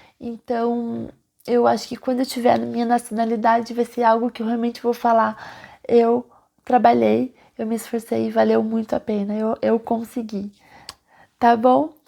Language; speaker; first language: Portuguese; native; Portuguese